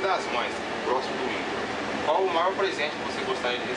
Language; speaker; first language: Portuguese; native; Portuguese